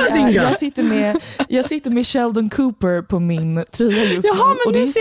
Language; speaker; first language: Swedish; native; Swedish